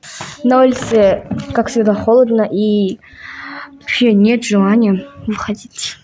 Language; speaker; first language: Russian; non-native, local second language; Kazakh